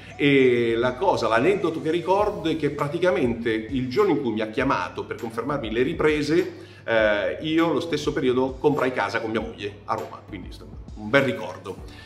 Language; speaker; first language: Italian; native; Italian